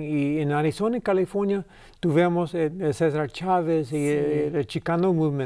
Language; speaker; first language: Spanish; early bilingual, heritage; English